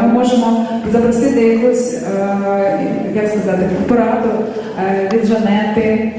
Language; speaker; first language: Ukrainian; native; Ukrainian